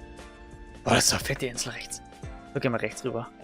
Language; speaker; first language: German; native; German